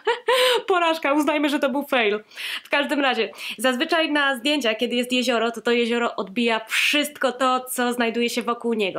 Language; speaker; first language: Polish; native; Polish